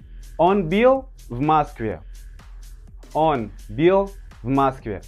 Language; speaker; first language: Russian; non-native, fluent; Portuguese